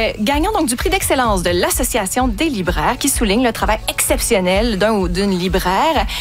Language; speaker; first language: French; native; French